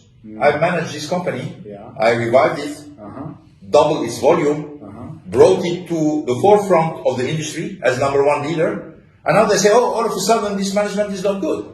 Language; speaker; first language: English; non-native, fluent; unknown